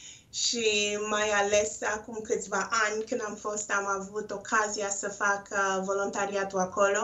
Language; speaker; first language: Romanian; non-native, local second language; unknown